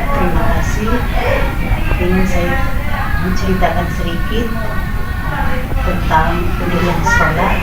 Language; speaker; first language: Indonesian; non-native, local second language; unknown